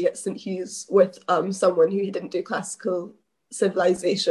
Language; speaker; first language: English; native; English